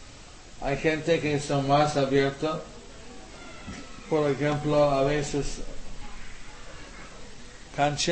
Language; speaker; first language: Spanish; non-native, learner; English